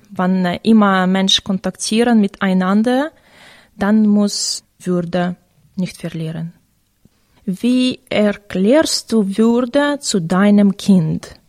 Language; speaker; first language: German; non-native, learner; Russian